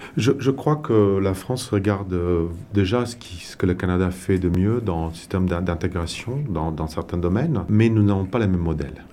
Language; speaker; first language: French; non-native, local second language; Tamil